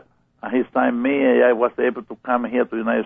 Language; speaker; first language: English; non-native, learner; Spanish